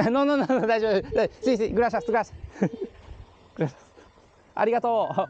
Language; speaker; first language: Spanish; non-native, learner; Japanese